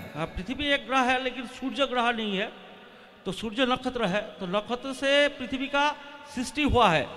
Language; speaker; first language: Hindi; non-native, local second language; Bangla